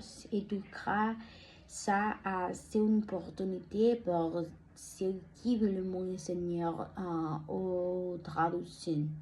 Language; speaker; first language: French; non-native, learner; Spanish